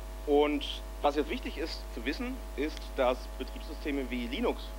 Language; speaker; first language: German; native; German